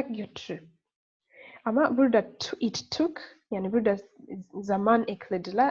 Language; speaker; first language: Turkish; non-native, fluent; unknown